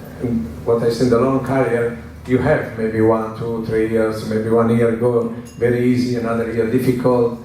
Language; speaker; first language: English; non-native, learner; Italian